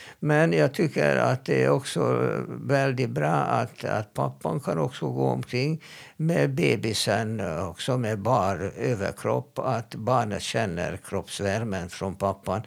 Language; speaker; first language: Swedish; non-native, fluent; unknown